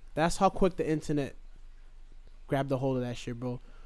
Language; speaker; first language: English; native; English